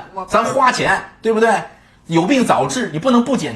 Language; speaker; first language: Chinese; native; Chinese